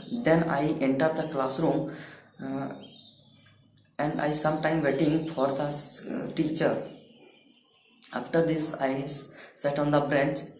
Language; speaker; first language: English; non-native, learner; Hindi